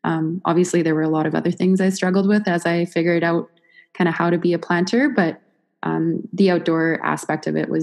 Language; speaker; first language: English; native; English